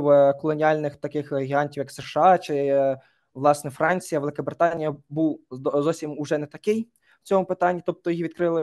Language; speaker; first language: Ukrainian; native; Ukrainian